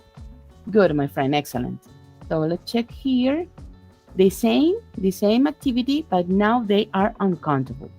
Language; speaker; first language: English; non-native, fluent; Spanish